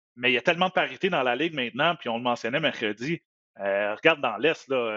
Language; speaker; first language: French; native; French